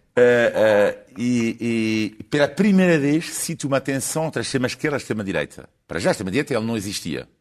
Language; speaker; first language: Portuguese; non-native, fluent; French